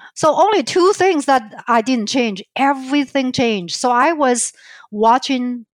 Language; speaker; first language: English; non-native, fluent; Chinese